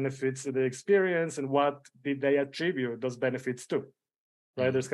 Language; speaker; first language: English; early bilingual, other home language; Spanish